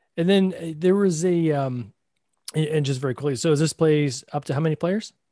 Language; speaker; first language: English; native; English